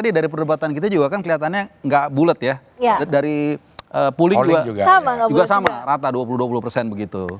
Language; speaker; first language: Indonesian; native; Indonesian